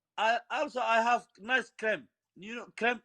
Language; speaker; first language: English; non-native, local second language; Somali